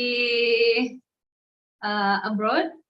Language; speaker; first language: English; non-native, learner; Indonesian